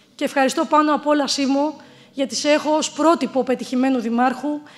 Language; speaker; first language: Greek; native; Greek